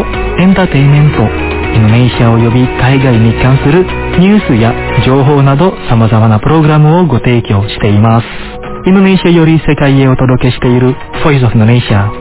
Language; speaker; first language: Japanese; non-native, fluent; Indonesian